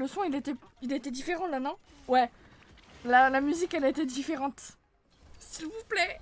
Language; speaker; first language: French; native; French